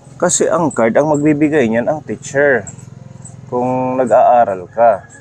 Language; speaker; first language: Filipino; non-native, local second language; Waray